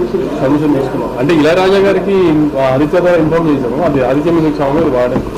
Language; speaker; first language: Telugu; native; Telugu